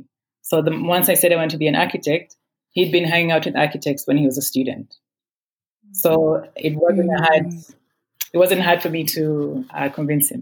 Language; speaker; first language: English; non-native, local second language; Ganda